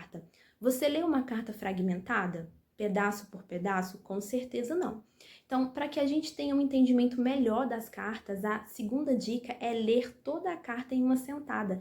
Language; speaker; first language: Portuguese; native; Portuguese